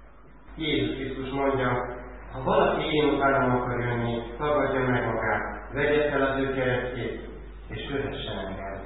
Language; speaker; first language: Hungarian; native; Hungarian